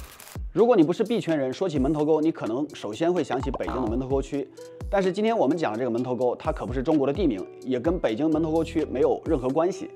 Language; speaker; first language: Chinese; native; Chinese